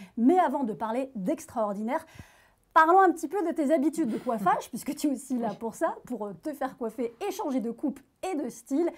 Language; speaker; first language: French; native; French